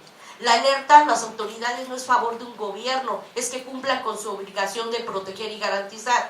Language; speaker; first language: Spanish; native; Spanish